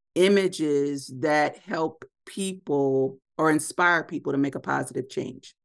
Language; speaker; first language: English; native; English